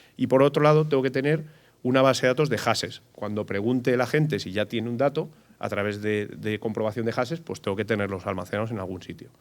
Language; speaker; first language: Spanish; native; Spanish